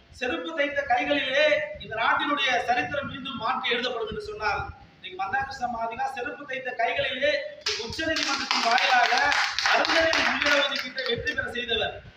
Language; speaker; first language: Tamil; non-native, local second language; Telugu